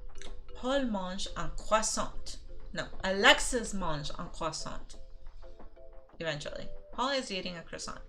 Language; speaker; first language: French; non-native, learner; English